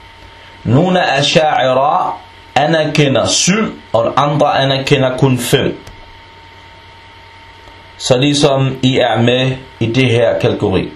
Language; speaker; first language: Danish; non-native, fluent; Arabic